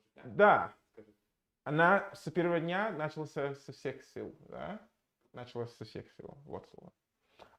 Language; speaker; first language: Russian; non-native, fluent; English